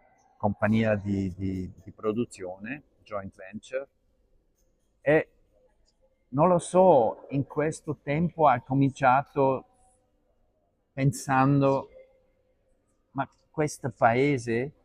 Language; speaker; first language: Italian; non-native, learner; Arabic